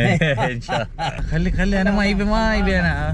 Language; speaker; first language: Arabic; non-native, learner; Malayalam